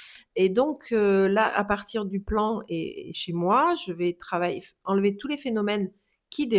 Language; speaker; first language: French; native; French